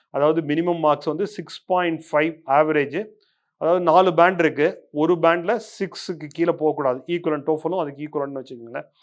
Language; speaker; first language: Tamil; native; Tamil